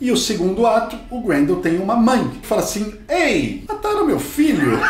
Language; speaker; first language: Portuguese; native; Portuguese